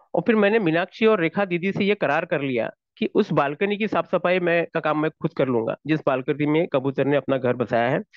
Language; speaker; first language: Hindi; non-native, local second language; Marathi